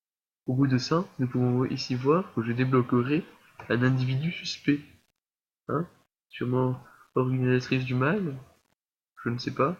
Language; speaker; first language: French; native; French